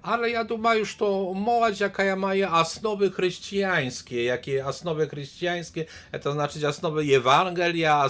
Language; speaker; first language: Polish; non-native, learner; Belarusian